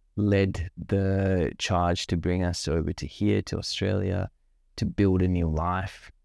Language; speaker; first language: English; non-native, local second language; Sinhala